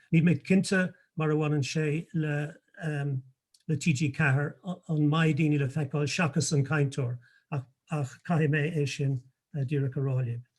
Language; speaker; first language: Irish; native; Irish